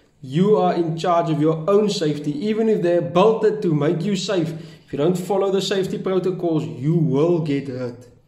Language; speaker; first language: English; non-native, local second language; Afrikaans